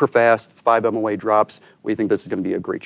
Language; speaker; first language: English; native; English